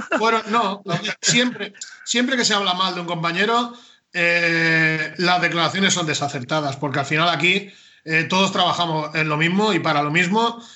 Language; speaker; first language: Spanish; native; Spanish